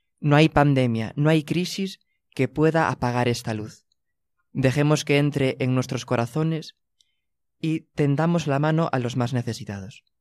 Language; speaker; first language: Spanish; native; Spanish